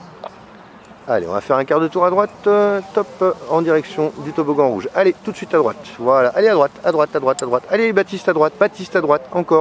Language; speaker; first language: French; native; French